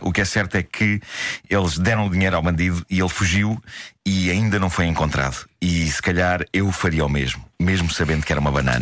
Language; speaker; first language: Portuguese; native; Portuguese